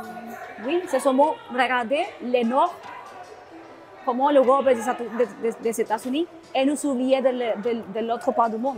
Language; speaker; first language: French; non-native, learner; Spanish